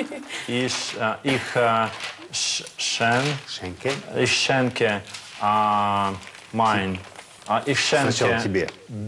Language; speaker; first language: German; non-native, learner; Russian